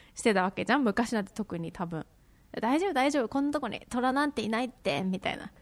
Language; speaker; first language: Japanese; early bilingual, heritage; Japanese